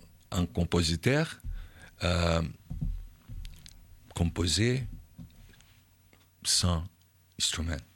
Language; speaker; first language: French; non-native, learner; Portuguese